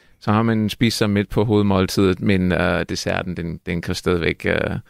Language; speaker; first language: Danish; non-native, fluent; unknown